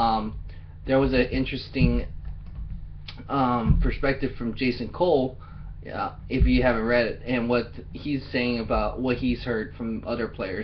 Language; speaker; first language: English; native; English